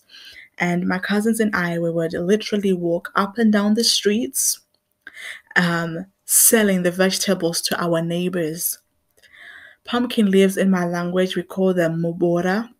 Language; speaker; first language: English; non-native, local second language; Shona